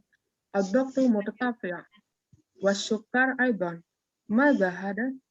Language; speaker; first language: Arabic; non-native, learner; Indonesian